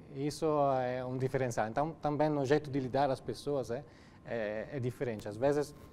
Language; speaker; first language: Portuguese; non-native, fluent; Italian